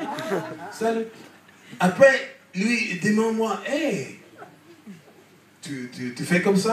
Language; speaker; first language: French; non-native, learner; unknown